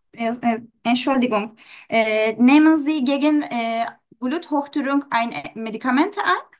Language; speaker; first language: German; non-native, learner; Turkish